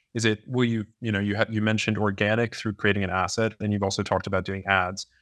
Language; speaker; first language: English; native; English